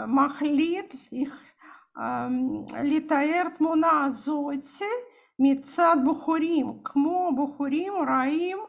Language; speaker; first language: Hebrew; non-native, fluent; Russian